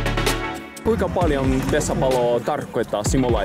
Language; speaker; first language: Finnish; non-native, fluent; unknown